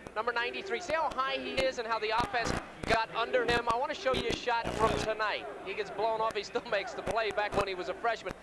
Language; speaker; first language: English; native; English